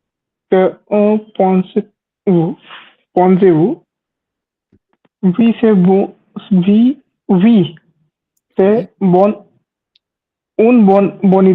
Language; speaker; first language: French; non-native, learner; Hindi